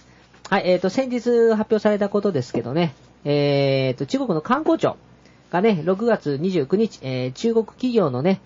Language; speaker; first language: Japanese; native; Japanese